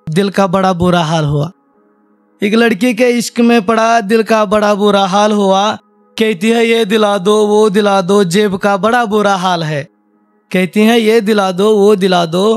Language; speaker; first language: Hindi; non-native, local second language; Marathi